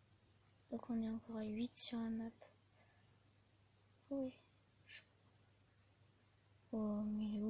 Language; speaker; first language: French; native; French